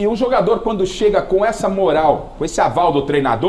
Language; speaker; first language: Portuguese; native; Portuguese